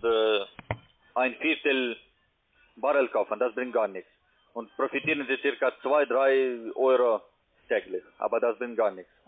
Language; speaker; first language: German; non-native, learner; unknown